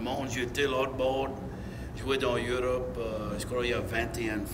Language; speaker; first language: French; non-native, local second language; English